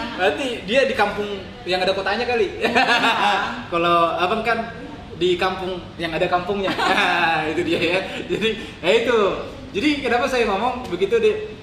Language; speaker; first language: Indonesian; non-native, local second language; Batak Toba